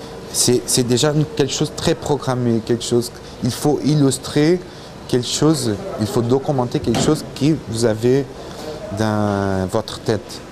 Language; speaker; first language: French; non-native, fluent; Portuguese